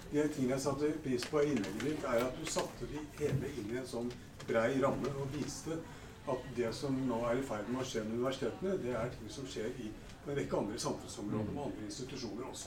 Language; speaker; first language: Norwegian; native; Norwegian